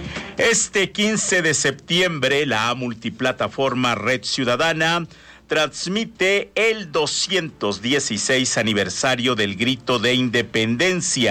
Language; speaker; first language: Spanish; native; Spanish